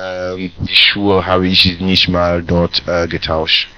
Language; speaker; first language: German; non-native, fluent; French